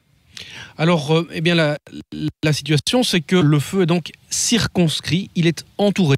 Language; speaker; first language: French; native; French